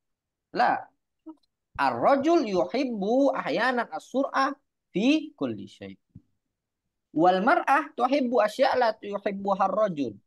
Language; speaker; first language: Arabic; non-native, fluent; Indonesian